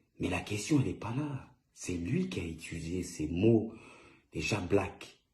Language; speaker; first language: French; early bilingual, other home language; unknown